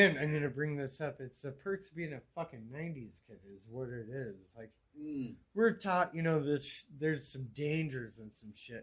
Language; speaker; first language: English; native; English